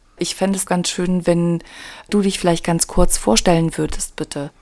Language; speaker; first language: German; native; German